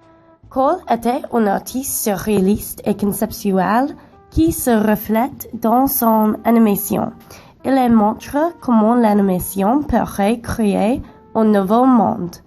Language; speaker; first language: French; non-native, learner; English